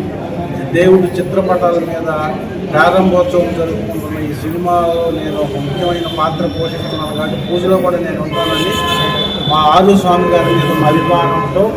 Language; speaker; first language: Telugu; native; Telugu